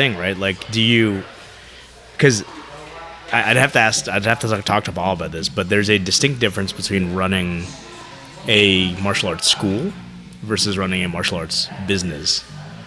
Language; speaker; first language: English; early bilingual, other home language; Vietnamese